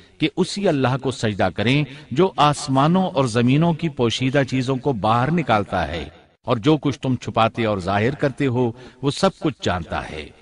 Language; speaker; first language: Urdu; native; Urdu